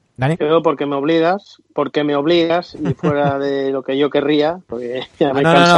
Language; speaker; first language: Spanish; native; Spanish